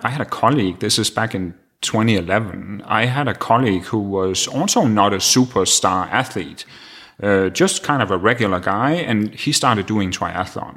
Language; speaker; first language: English; non-native, fluent; Danish